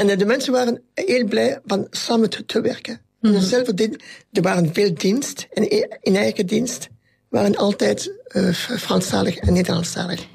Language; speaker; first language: Dutch; non-native, local second language; French